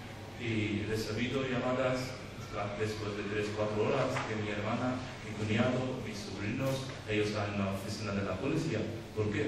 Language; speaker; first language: Spanish; non-native, learner; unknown